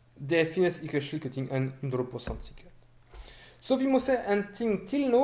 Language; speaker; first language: Norwegian; non-native, fluent; French